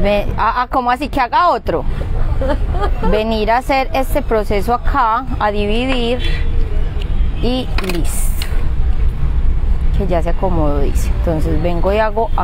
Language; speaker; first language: Spanish; native; Spanish